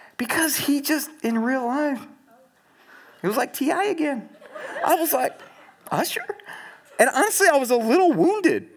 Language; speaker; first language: English; native; English